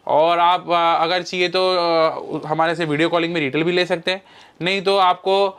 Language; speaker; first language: Hindi; non-native, local second language; Marwari